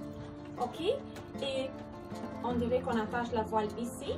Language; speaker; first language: French; non-native, fluent; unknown